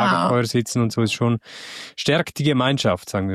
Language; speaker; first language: German; native; German